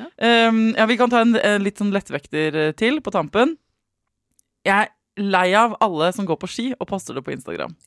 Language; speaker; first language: Norwegian; native; Norwegian